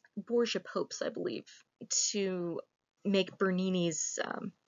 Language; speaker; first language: English; native; English